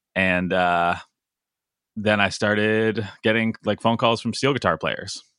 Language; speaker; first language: English; native; English